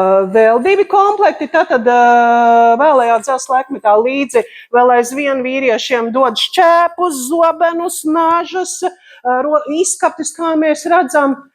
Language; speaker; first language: Latvian; native; Latvian